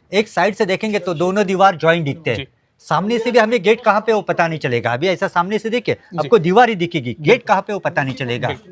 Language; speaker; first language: Hindi; non-native, local second language; Marathi